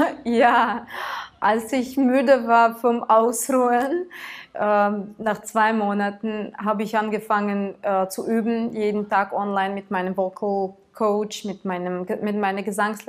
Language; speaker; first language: German; non-native, fluent; Tatar